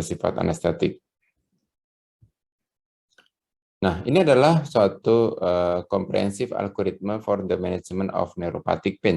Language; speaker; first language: Indonesian; native; Indonesian